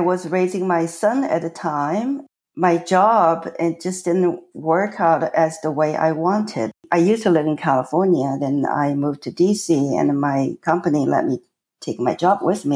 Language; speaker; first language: English; non-native, fluent; Chinese